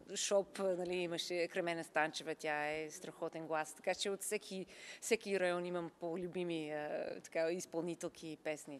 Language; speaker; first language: Bulgarian; non-native, fluent; English